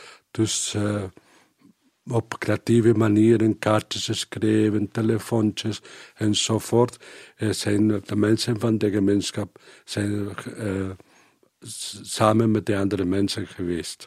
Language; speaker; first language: Dutch; non-native, learner; Spanish